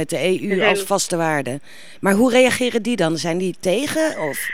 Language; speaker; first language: Dutch; native; Dutch